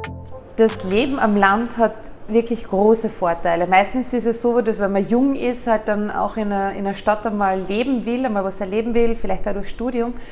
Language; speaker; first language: German; native; German